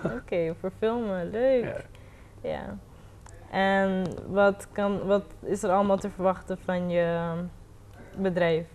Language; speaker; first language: Dutch; non-native, local second language; Papiamento